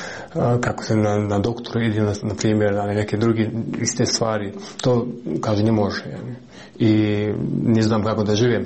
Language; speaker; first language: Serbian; non-native, learner; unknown